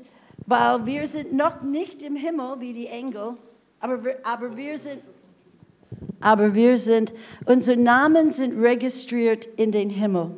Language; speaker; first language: German; non-native, fluent; English